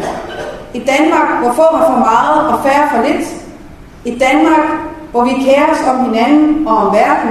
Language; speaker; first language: Danish; native; Danish